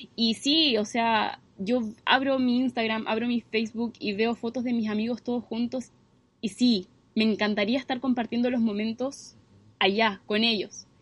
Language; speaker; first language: Spanish; native; Spanish